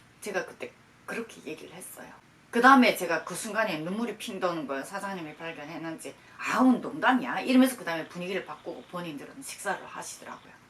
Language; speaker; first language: Korean; native; Korean